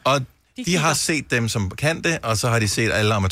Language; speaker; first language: Danish; native; Danish